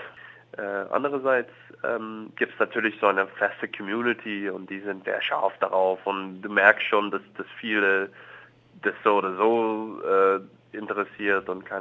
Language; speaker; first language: German; non-native, fluent; English